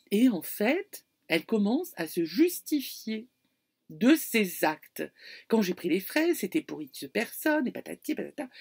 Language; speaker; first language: French; native; French